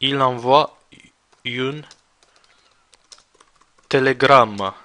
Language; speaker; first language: French; non-native, fluent; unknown